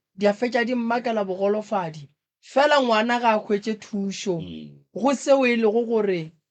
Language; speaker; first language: Northern Sotho; native; Northern Sotho